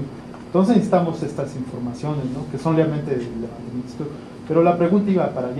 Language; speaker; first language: Spanish; native; Spanish